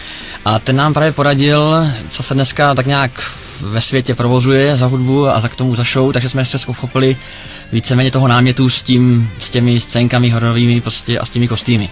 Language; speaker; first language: Czech; native; Czech